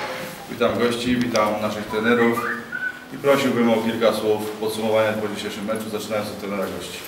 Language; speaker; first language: Polish; native; Polish